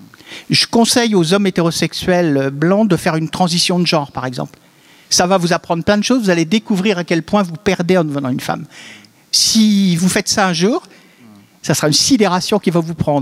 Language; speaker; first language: French; native; French